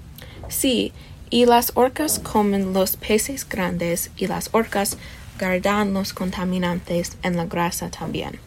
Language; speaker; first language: Spanish; non-native, learner; English